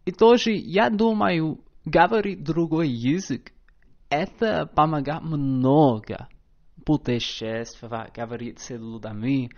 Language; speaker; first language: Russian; non-native, learner; English